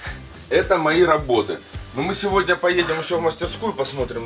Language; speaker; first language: Russian; native; Russian